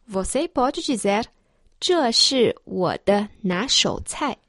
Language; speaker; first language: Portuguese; non-native, fluent; Chinese